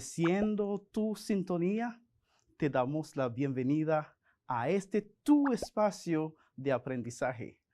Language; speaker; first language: Spanish; non-native, fluent; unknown